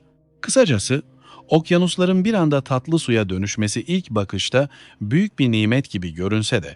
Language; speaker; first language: Turkish; native; Turkish